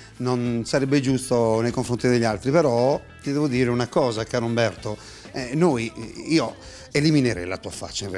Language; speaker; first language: Italian; native; Italian